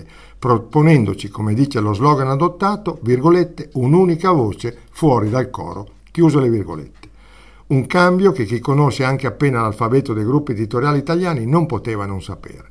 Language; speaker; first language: Italian; native; Italian